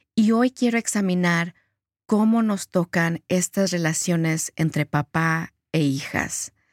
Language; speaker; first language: Spanish; early bilingual, heritage; Spanish